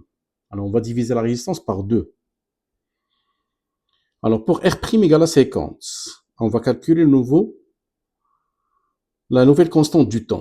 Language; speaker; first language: French; non-native, local second language; Arabic